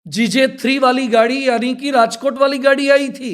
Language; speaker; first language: Hindi; non-native, local second language; Gujarati